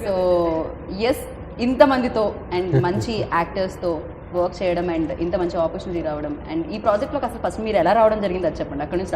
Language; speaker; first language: Telugu; native; Telugu